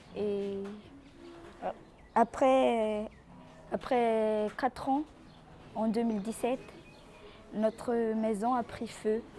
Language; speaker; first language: French; non-native, local second language; Malagasy